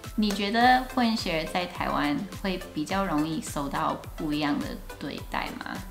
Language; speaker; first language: Chinese; non-native, fluent; English